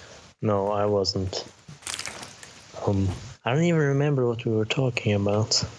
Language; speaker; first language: English; non-native, fluent; Norwegian